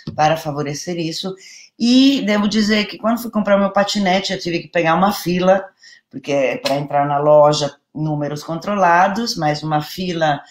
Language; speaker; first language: Portuguese; non-native, fluent; Italian